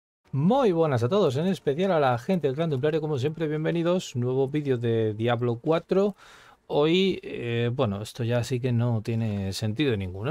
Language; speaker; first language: Spanish; native; Spanish